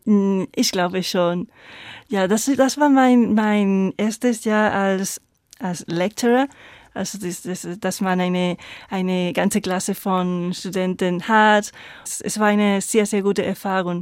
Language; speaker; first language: German; non-native, fluent; Spanish